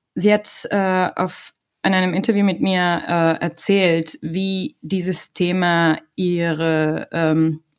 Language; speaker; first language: German; non-native, fluent; Spanish